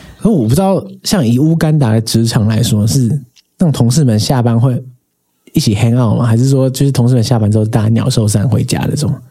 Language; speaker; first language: Chinese; native; Chinese